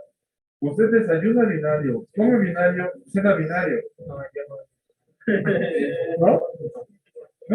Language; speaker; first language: Spanish; native; Spanish